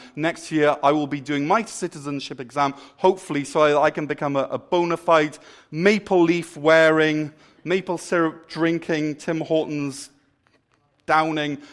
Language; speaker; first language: English; native; English